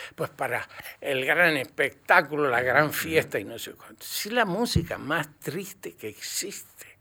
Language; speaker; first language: Spanish; native; Spanish